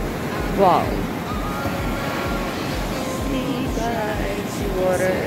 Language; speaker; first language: English; non-native, learner; Filipino